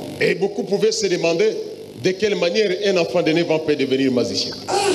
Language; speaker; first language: French; non-native, local second language; Lingala